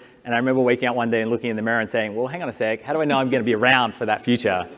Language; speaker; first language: English; native; English